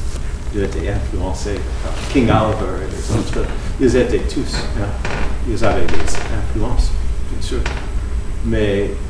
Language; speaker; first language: French; non-native, fluent; English